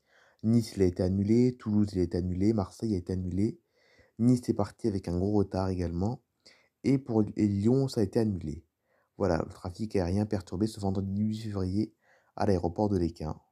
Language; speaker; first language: French; native; French